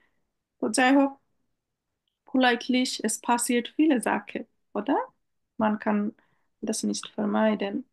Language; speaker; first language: German; non-native, fluent; Bangla